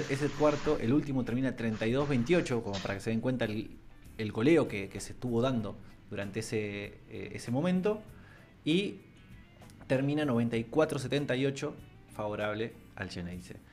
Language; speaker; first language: Spanish; native; Spanish